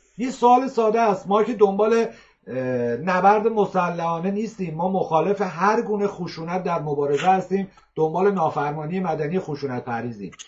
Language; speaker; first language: Persian; native; Persian